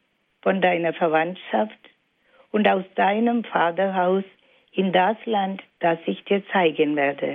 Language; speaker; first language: German; non-native, fluent; Malayalam